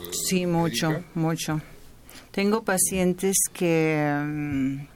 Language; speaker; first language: Spanish; native; Spanish